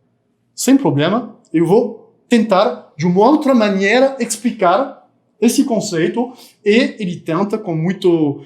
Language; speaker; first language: Portuguese; non-native, fluent; French